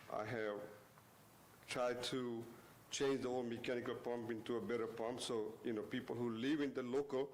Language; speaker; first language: English; non-native, local second language; Gujarati